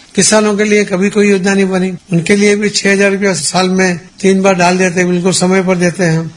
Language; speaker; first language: Hindi; non-native, local second language; Gujarati